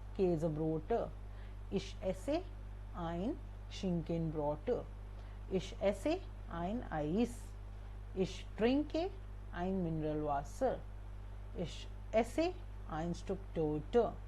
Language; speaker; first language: German; non-native, learner; Hindi